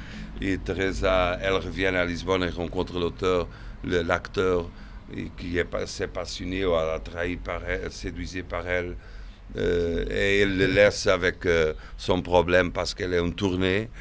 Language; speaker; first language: French; non-native, fluent; Portuguese